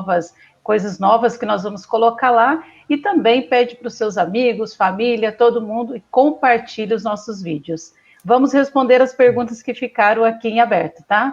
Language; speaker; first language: Portuguese; native; Portuguese